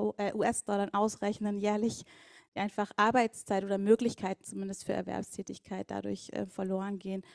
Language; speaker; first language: German; native; German